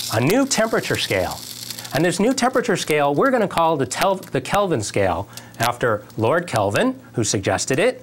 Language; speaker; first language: English; native; English